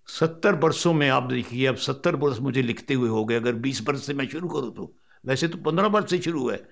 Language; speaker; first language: Urdu; non-native, local second language; Punjabi